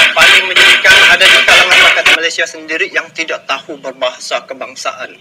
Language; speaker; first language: Malay; native; Malay